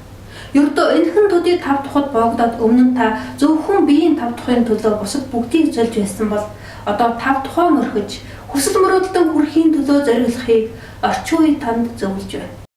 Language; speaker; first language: Mongolian; native; Mongolian